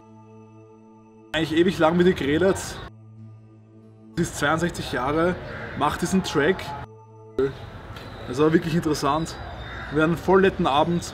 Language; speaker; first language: German; native; German